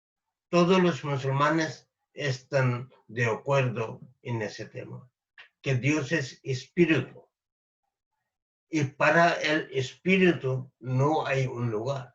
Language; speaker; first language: Spanish; non-native, fluent; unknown